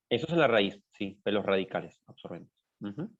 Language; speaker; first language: Spanish; native; Spanish